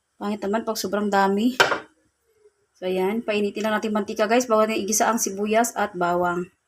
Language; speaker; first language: Filipino; non-native, local second language; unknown